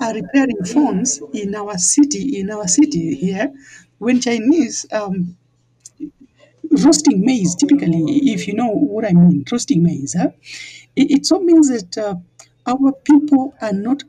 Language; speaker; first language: English; non-native, local second language; Luo (Kenya and Tanzania)